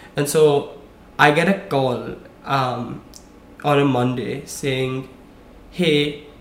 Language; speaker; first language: English; non-native, local second language; Hindi